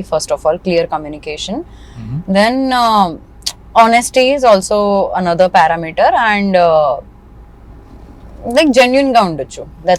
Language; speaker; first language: Telugu; non-native, learner; Gujarati